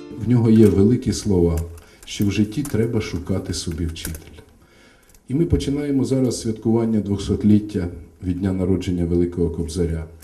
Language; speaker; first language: Ukrainian; native; Ukrainian